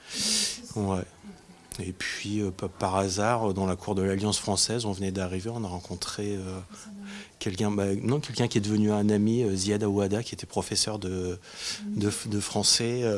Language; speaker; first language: French; native; French